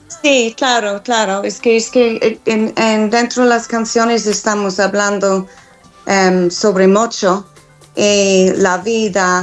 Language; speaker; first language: Spanish; non-native, fluent; English